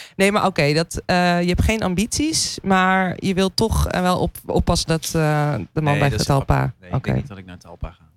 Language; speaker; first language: Dutch; native; Dutch